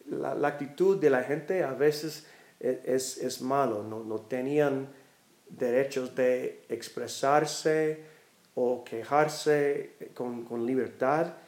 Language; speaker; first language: Spanish; non-native, fluent; English